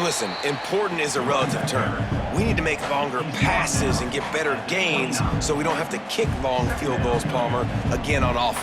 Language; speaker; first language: English; native; English